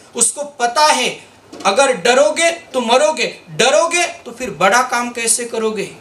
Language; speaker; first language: Hindi; non-native, local second language; Marathi